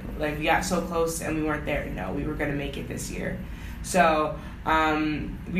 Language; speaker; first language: English; native; English